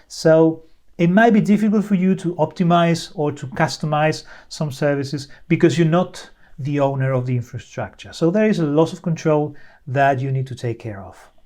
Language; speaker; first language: English; non-native, fluent; Spanish